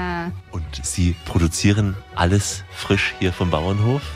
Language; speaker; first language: German; native; German